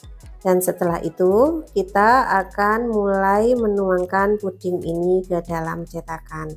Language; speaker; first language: Indonesian; native; Indonesian